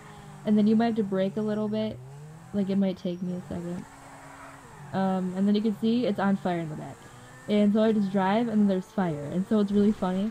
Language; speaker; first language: English; native; English